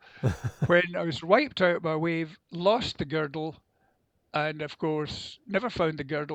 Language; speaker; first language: English; native; English